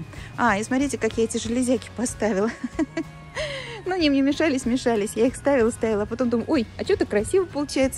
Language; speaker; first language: Russian; native; Russian